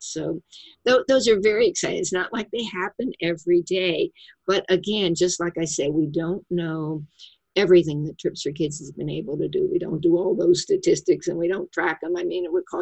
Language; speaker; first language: English; native; English